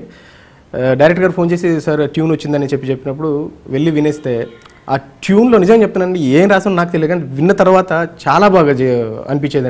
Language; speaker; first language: Telugu; native; Telugu